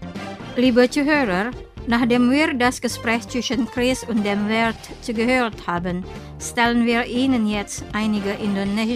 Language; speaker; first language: German; non-native, fluent; Indonesian